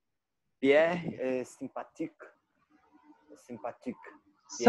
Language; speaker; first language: French; non-native, learner; Portuguese